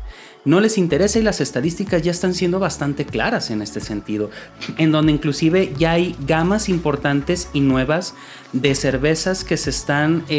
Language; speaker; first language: Spanish; native; Spanish